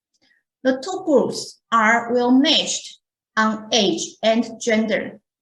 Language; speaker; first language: English; non-native, fluent; Chinese